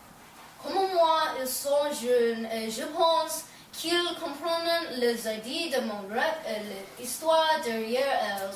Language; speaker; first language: French; non-native, learner; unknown